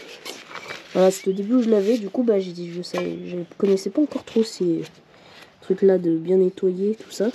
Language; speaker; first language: French; native; French